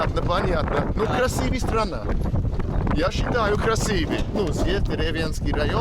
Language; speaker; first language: Russian; non-native, learner; English